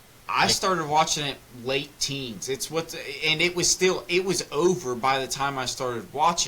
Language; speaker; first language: English; native; English